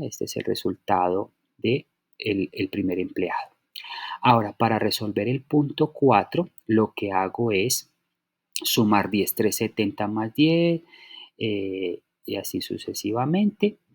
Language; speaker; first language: Spanish; native; Spanish